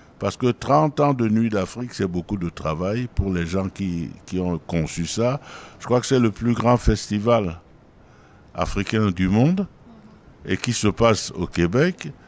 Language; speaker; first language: French; non-native, local second language; Duala